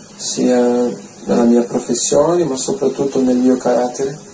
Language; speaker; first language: Italian; non-native, fluent; Portuguese